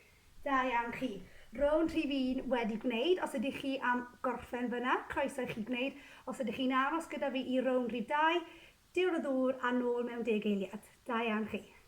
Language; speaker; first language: Welsh; native; Welsh